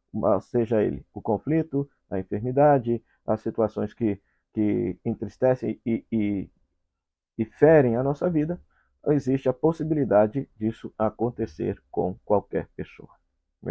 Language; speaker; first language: Portuguese; native; Portuguese